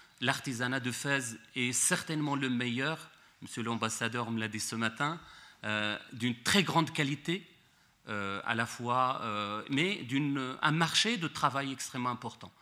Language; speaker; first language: French; non-native, local second language; Arabic